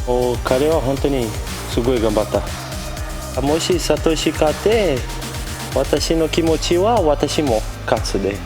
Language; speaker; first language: Japanese; non-native, learner; Portuguese